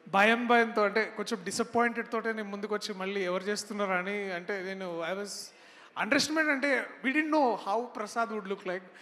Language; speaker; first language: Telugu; native; Telugu